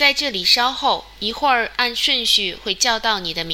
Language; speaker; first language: Chinese; native; Chinese